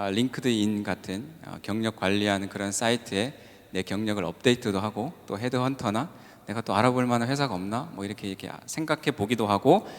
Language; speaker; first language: Korean; native; Korean